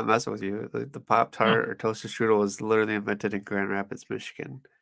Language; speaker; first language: English; native; English